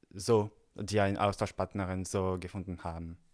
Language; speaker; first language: German; non-native, fluent; French